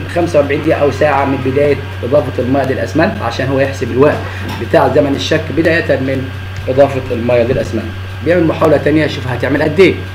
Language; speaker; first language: Arabic; native; Arabic